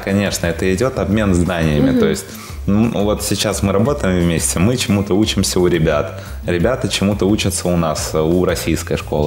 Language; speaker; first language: Russian; native; Russian